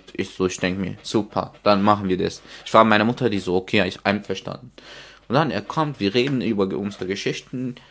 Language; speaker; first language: German; non-native, fluent; Arabic